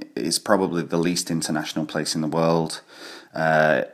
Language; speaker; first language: English; native; English